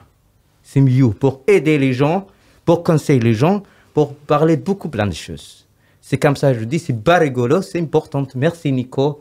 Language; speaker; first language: French; non-native, learner; Somali